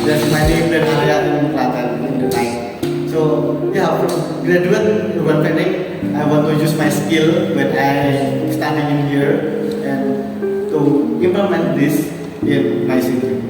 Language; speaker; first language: English; non-native, learner; Indonesian